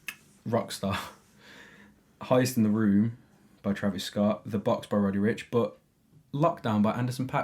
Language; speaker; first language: English; native; English